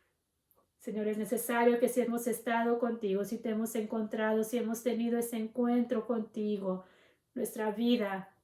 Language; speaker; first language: Spanish; native; Spanish